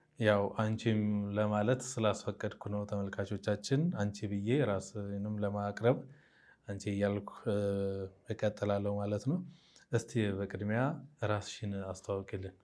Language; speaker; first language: Amharic; native; Amharic